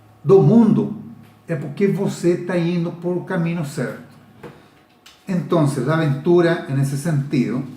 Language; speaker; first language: Portuguese; non-native, learner; Spanish